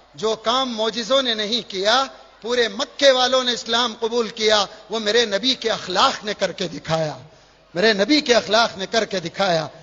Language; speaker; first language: Urdu; native; Urdu